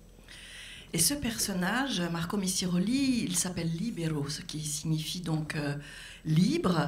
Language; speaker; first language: French; native; French